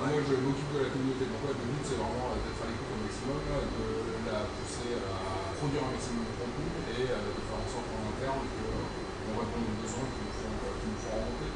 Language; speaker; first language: French; native; French